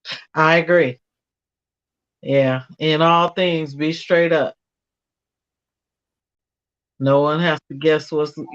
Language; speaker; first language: English; native; English